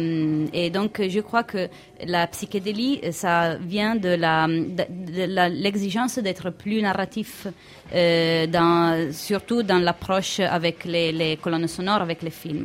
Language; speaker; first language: French; non-native, fluent; Italian